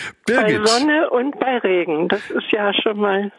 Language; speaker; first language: German; native; German